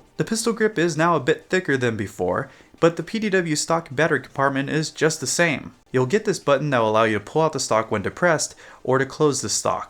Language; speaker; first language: English; native; English